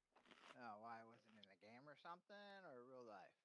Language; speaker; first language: English; native; English